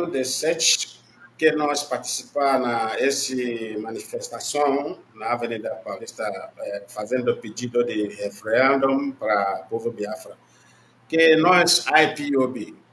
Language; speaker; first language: Portuguese; non-native, learner; Igbo